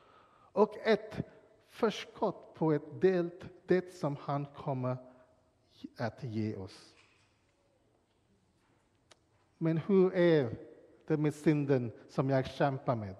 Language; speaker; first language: Swedish; non-native, fluent; English